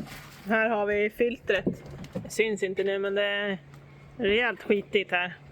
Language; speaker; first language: Swedish; native; Swedish